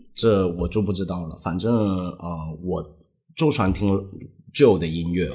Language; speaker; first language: Chinese; non-native, local second language; Cantonese